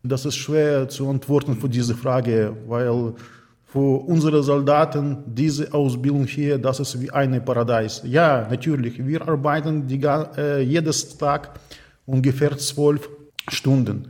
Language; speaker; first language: German; non-native, learner; Ukrainian